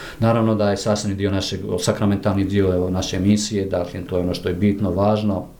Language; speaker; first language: Croatian; native; Croatian